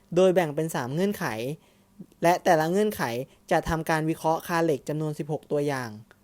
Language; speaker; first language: Thai; native; Thai